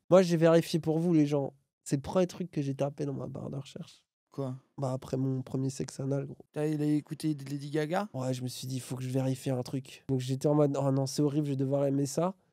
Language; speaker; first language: French; native; French